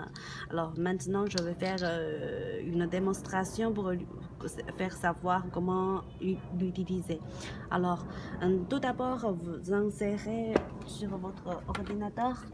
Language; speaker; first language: French; non-native, learner; Chinese